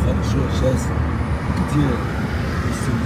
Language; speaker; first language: Russian; non-native, local second language; Uzbek